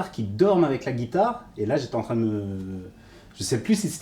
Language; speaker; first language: French; native; French